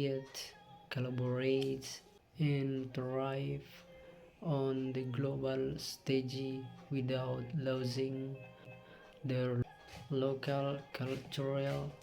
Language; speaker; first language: English; non-native, learner; Indonesian